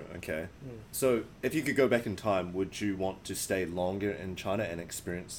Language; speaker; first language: English; native; English